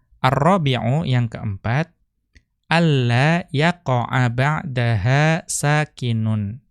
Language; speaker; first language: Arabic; non-native, fluent; Indonesian